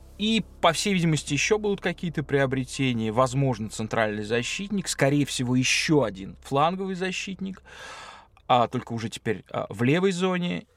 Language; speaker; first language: Russian; native; Russian